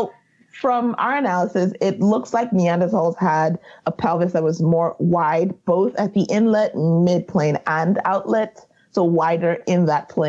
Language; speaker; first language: English; non-native, local second language; Yoruba